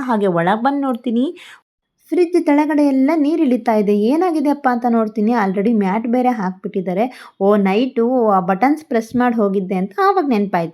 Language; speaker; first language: Kannada; native; Kannada